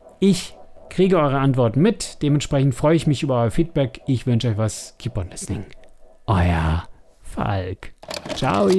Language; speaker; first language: German; native; German